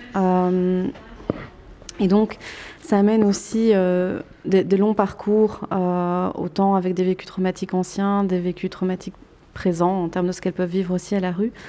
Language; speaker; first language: French; native; French